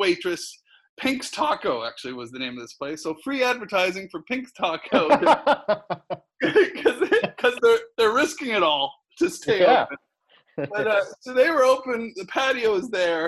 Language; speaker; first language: English; native; English